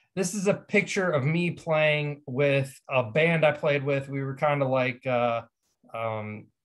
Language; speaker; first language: English; native; English